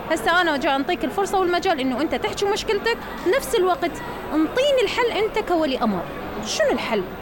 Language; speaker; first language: Arabic; native; Arabic